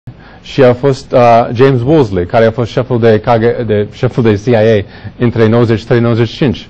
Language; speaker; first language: Romanian; non-native, learner; English